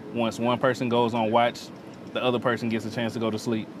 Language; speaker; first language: English; native; English